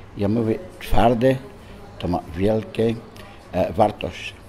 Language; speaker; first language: Polish; non-native, learner; Dutch